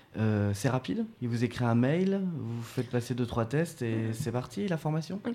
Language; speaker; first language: French; native; French